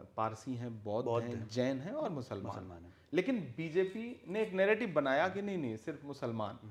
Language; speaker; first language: Hindi; native; Hindi